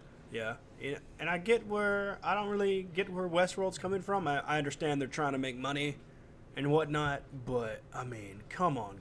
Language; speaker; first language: English; native; English